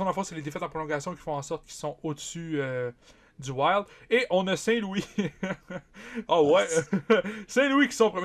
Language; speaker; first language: French; native; French